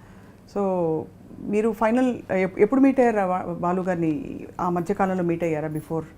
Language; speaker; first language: Telugu; native; Telugu